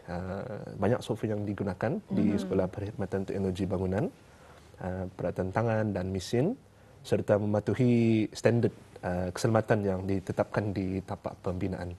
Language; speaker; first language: Malay; native; Malay